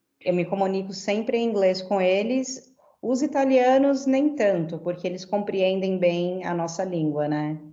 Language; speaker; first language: Portuguese; native; Portuguese